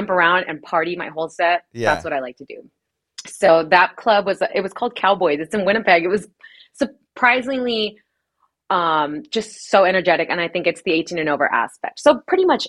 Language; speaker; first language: English; native; English